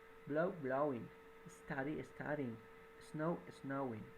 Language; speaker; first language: English; non-native, fluent; Spanish